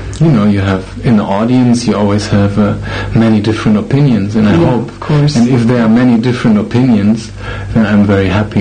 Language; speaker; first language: English; non-native, fluent; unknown